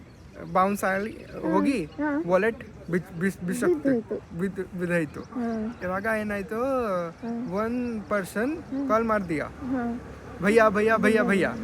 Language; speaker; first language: Kannada; non-native, learner; Hindi